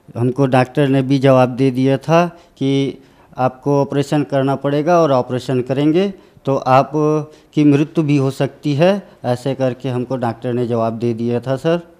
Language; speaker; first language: Hindi; native; Hindi